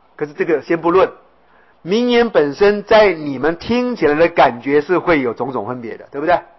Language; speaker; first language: Chinese; native; Chinese